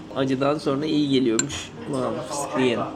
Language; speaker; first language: Turkish; native; Turkish